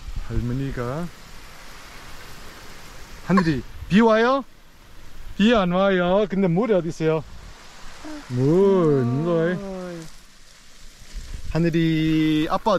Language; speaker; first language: Korean; early bilingual, heritage; Korean